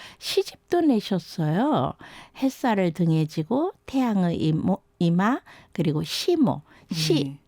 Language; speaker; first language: Korean; native; Korean